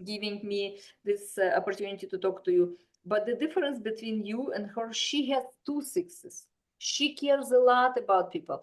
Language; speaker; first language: English; non-native, fluent; Russian